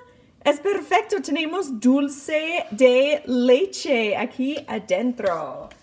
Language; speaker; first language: Spanish; non-native, fluent; English